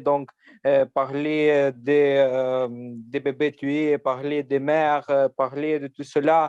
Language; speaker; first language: French; non-native, learner; Ukrainian